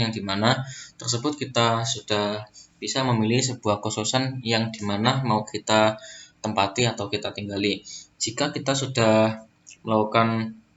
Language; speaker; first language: Indonesian; native; Indonesian